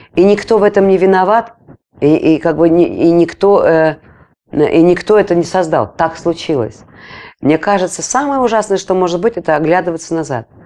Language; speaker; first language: Russian; non-native, local second language; Latvian